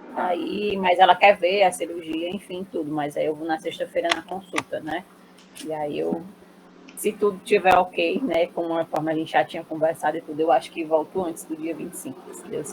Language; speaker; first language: Portuguese; native; Portuguese